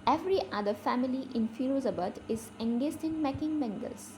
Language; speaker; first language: English; non-native, local second language; Assamese